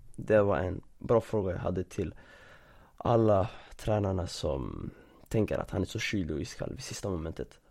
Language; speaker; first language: Swedish; early bilingual, other home language; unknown